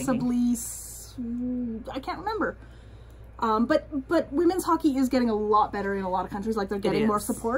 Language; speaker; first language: English; native; English